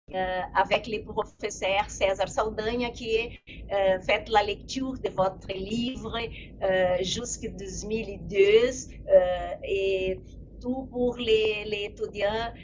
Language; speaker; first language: French; non-native, learner; Portuguese